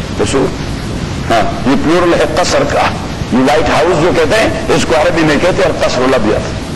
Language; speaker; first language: Urdu; non-native, local second language; Pashto